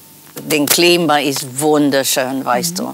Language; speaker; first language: German; non-native, learner; Polish